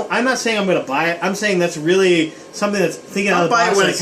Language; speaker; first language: English; native; English